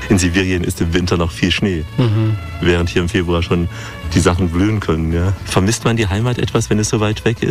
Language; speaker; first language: German; native; German